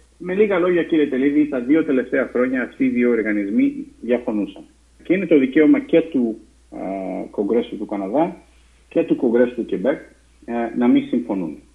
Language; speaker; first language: Greek; early bilingual, heritage; Greek